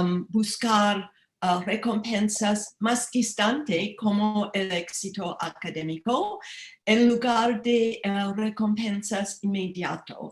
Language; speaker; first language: Spanish; non-native, learner; English